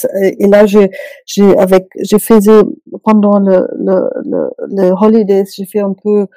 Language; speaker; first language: French; non-native, fluent; German